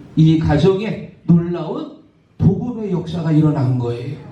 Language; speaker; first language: Korean; native; Korean